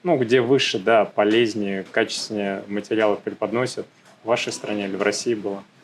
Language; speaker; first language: Russian; native; Russian